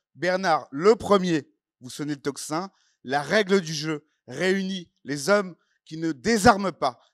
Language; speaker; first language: French; non-native, fluent; Ukrainian